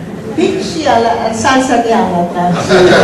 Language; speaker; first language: Italian; non-native, fluent; German